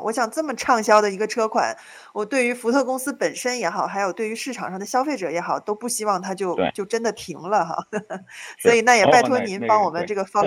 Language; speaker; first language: Chinese; native; Chinese